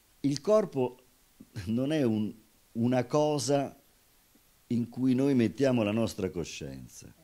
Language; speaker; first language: Italian; native; Italian